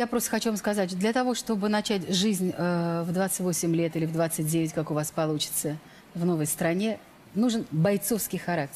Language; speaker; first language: Russian; native; Russian